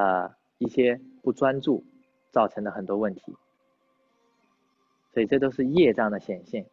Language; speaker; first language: Chinese; native; Chinese